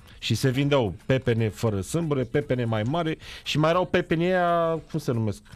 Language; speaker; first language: Romanian; native; Romanian